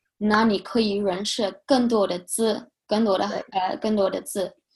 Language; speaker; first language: Chinese; non-native, fluent; English